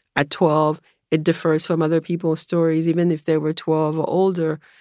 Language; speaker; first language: English; early bilingual, other home language; Haitian Creole